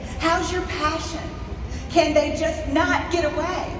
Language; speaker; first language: English; native; English